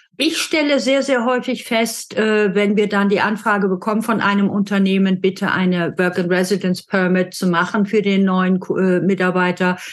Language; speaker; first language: German; native; German